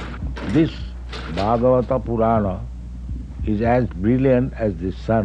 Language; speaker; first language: English; non-native, local second language; Bangla